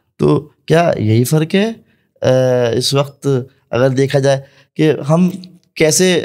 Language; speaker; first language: Urdu; native; Urdu